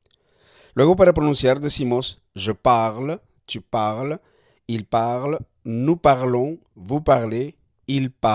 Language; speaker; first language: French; non-native, fluent; Spanish